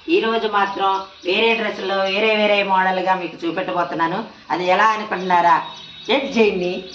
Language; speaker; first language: Telugu; non-native, local second language; Lambadi